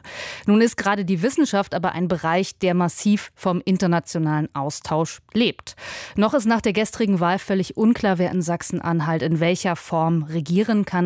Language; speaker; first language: German; native; German